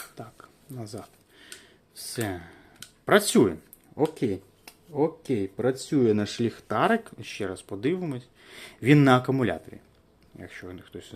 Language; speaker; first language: Ukrainian; non-native, local second language; Russian